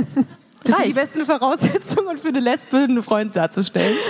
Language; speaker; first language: German; native; German